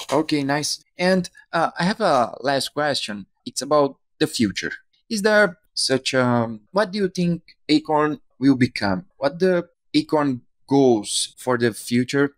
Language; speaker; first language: English; non-native, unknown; Portuguese